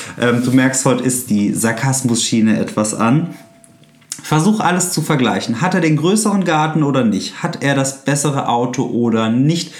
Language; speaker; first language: German; native; German